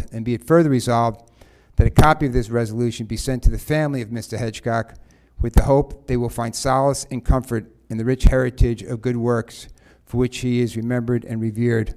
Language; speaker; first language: English; native; English